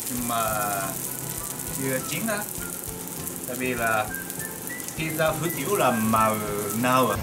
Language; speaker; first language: Vietnamese; non-native, learner; Japanese